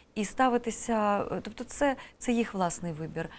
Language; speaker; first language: Ukrainian; native; Ukrainian